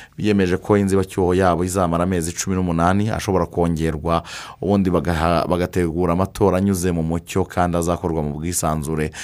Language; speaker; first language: Kinyarwanda; native; Kinyarwanda